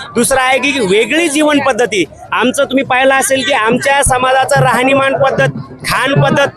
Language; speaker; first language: Marathi; non-native, local second language; Lambadi